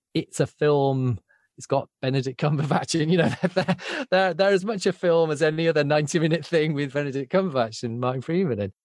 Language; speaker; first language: English; native; English